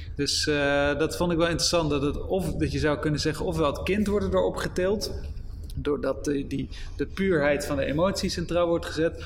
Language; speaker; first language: Dutch; native; Dutch